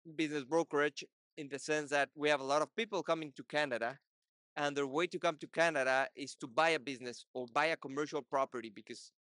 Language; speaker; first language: English; non-native, fluent; Portuguese